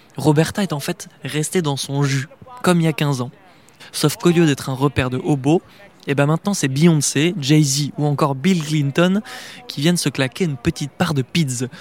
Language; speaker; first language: French; native; French